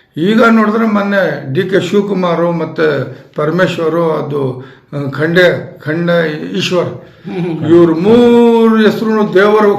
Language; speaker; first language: Kannada; non-native, local second language; Urdu